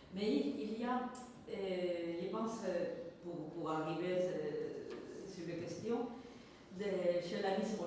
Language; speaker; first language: French; non-native, fluent; Spanish